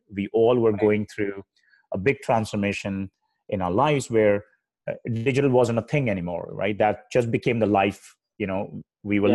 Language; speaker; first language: English; non-native, local second language; Hindi